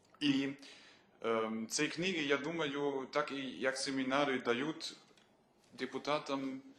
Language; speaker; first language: Ukrainian; non-native, fluent; German